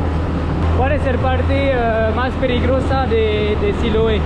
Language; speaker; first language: Spanish; non-native, learner; French